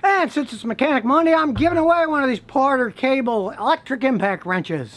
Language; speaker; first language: English; native; English